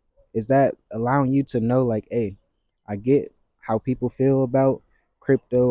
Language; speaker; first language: English; native; English